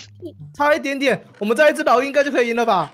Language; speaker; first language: Chinese; native; Chinese